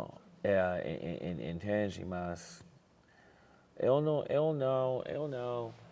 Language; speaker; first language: Portuguese; non-native, learner; English